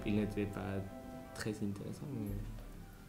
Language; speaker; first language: French; non-native, learner; Spanish